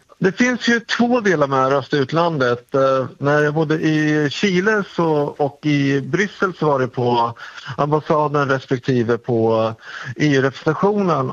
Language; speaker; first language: Swedish; native; Swedish